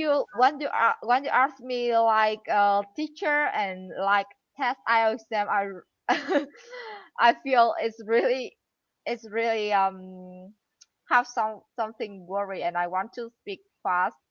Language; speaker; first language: English; non-native, learner; Vietnamese